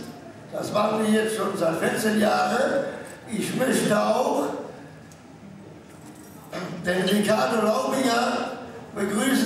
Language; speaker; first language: German; non-native, local second language; Romany